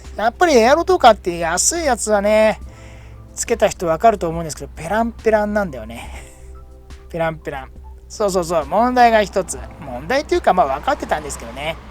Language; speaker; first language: Japanese; native; Japanese